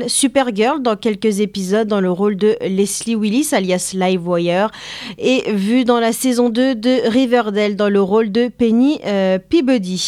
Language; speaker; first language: French; native; French